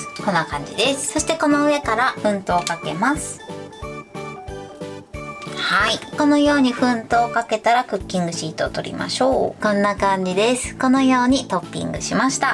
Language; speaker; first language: Japanese; native; Japanese